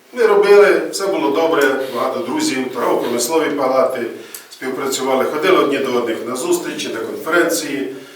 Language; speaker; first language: Ukrainian; native; Ukrainian